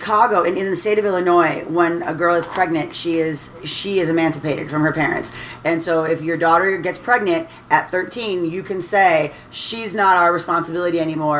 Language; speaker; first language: English; native; English